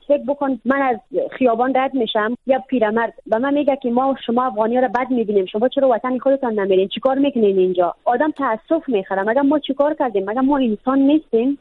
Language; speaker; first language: Persian; native; Persian